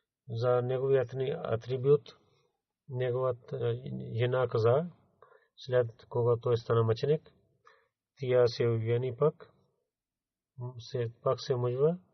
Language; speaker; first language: Bulgarian; non-native, fluent; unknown